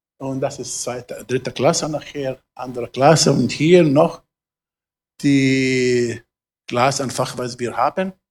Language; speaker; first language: German; non-native, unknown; Arabic